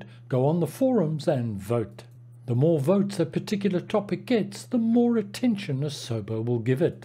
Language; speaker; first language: English; native; English